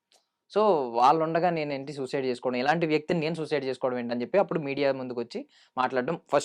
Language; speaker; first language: Telugu; native; Telugu